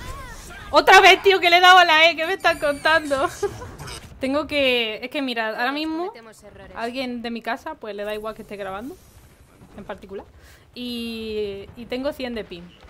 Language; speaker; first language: Spanish; native; Spanish